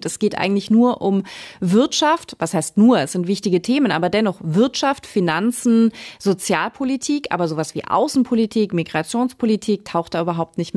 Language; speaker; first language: German; native; German